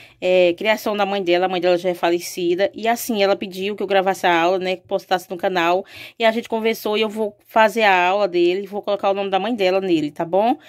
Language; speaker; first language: Portuguese; native; Portuguese